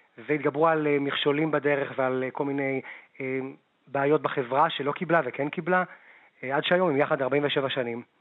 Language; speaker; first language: Hebrew; native; Hebrew